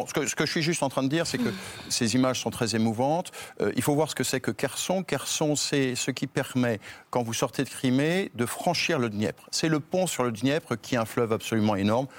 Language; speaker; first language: French; native; French